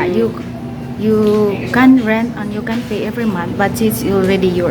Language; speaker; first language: English; non-native, local second language; Filipino